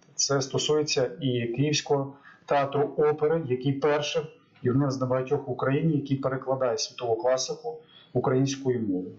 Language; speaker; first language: Ukrainian; native; Ukrainian